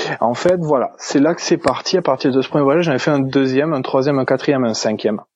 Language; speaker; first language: French; native; French